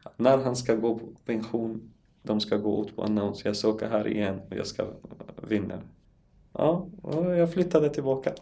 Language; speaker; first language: Swedish; non-native, learner; Arabic